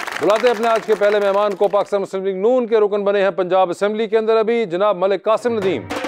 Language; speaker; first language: Urdu; non-native, local second language; Punjabi